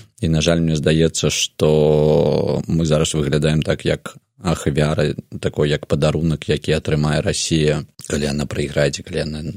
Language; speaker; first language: Belarusian; non-native, local second language; Russian